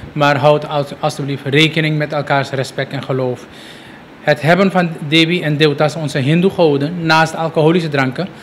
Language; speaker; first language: Dutch; native; Dutch